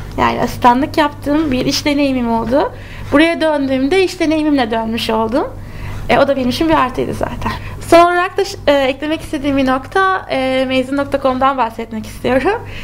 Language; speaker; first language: Turkish; native; Turkish